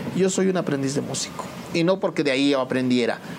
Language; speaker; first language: Spanish; native; Spanish